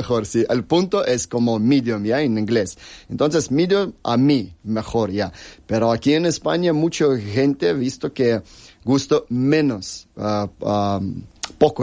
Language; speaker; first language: Spanish; non-native, learner; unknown